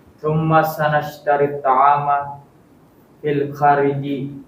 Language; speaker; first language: Arabic; non-native, learner; Filipino